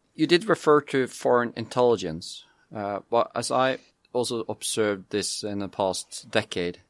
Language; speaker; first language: English; non-native, fluent; Norwegian